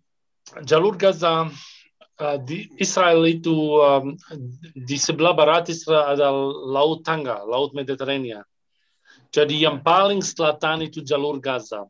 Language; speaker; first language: Indonesian; non-native, fluent; Arabic